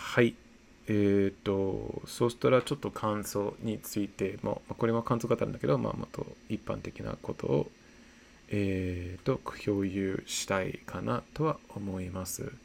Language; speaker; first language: Japanese; non-native, fluent; English